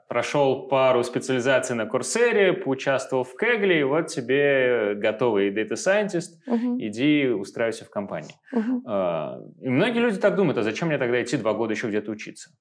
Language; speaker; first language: Russian; native; Russian